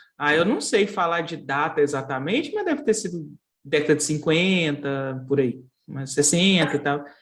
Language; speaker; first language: Portuguese; native; Portuguese